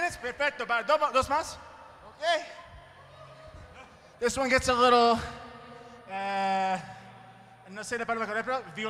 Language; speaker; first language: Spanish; non-native, learner; English